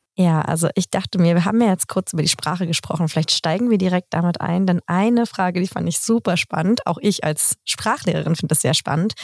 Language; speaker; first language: German; native; German